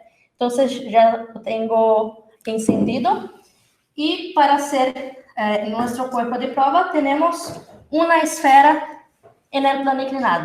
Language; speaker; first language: Spanish; non-native, fluent; Portuguese